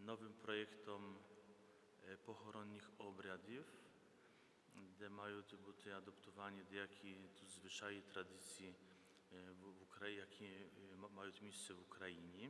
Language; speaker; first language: Ukrainian; non-native, fluent; Polish